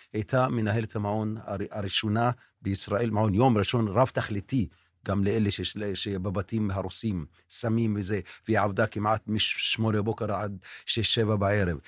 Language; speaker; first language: Hebrew; non-native, local second language; Arabic